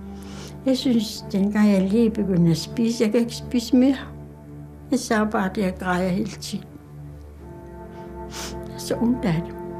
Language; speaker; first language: Danish; non-native, local second language; Kalaallisut